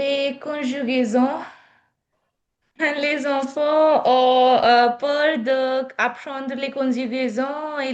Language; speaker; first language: French; non-native, learner; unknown